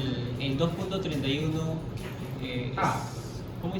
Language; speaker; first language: Spanish; native; Spanish